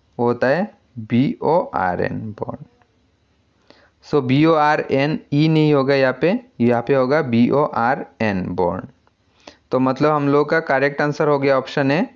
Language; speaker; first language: Hindi; non-native, local second language; Assamese